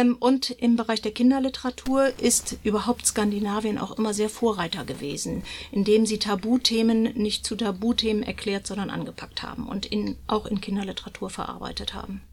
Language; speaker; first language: German; native; German